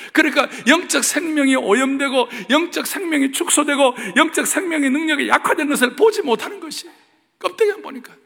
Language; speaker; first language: Korean; native; Korean